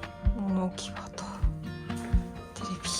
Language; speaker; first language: Japanese; native; Japanese